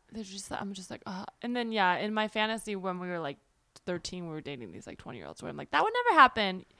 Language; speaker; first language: English; early bilingual, other home language; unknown